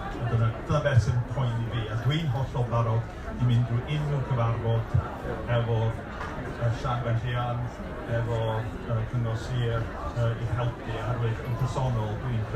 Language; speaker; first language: Welsh; non-native, local second language; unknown